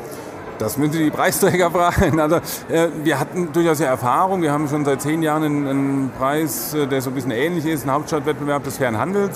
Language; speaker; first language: German; native; German